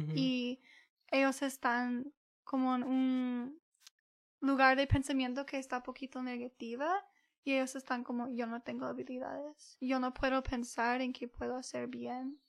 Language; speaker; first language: Spanish; early bilingual, heritage; English